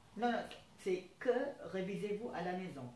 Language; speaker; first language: French; non-native, fluent; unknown